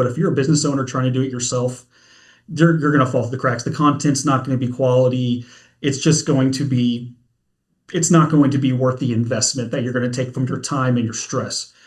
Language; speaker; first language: English; native; English